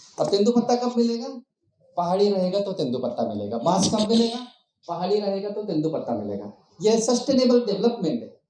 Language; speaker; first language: Hindi; non-native, local second language; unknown